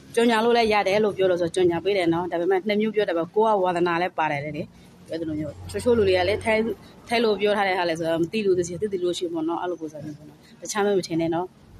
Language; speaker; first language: Burmese; native; Burmese